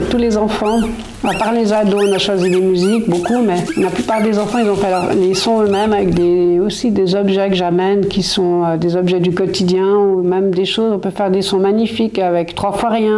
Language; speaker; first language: French; native; French